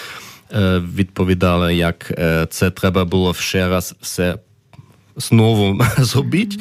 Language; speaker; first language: Ukrainian; early bilingual, heritage; German